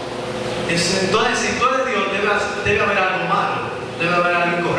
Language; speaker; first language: Spanish; native; Spanish